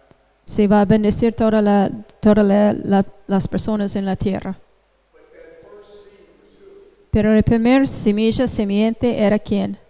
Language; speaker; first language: Spanish; non-native, fluent; English